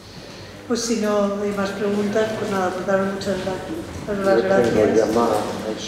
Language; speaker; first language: Spanish; native; Spanish